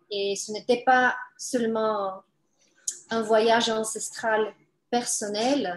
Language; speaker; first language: French; non-native, fluent; Bulgarian